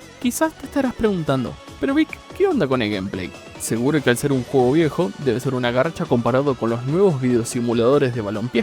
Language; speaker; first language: Spanish; native; Spanish